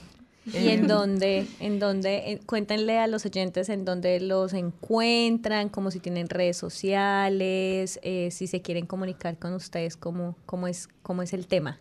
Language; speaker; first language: Spanish; native; Spanish